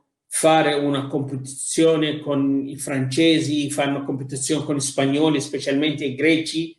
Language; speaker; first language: Italian; non-native, fluent; Arabic